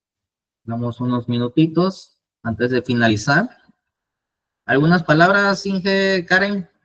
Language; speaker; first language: Spanish; native; Spanish